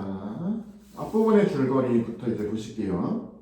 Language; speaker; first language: Korean; native; Korean